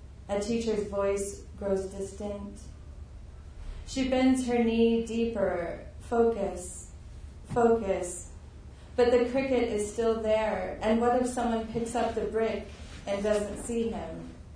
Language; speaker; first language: English; native; English